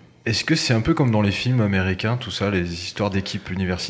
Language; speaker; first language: French; native; French